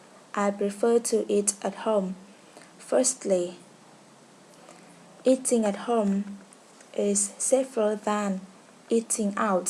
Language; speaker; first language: English; non-native, learner; Vietnamese